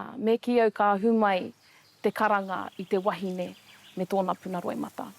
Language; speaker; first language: Māori; native; Māori